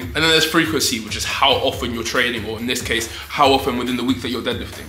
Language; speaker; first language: English; native; English